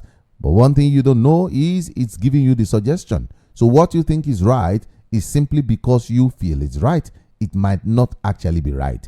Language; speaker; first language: English; non-native, local second language; Yoruba